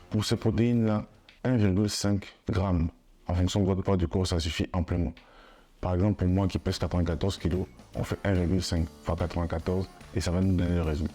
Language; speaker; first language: French; native; French